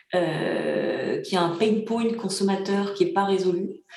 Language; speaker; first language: French; early bilingual, other home language; Bulgarian